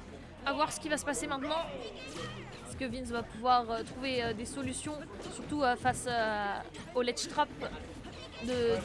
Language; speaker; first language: French; native; French